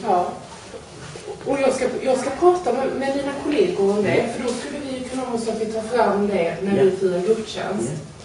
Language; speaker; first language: Swedish; native; Swedish